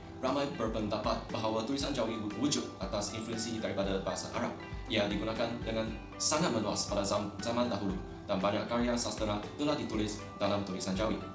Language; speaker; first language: Malay; non-native, local second language; Chinese